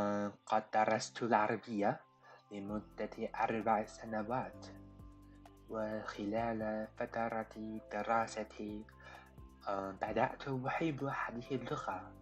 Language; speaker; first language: Arabic; non-native, fluent; Chinese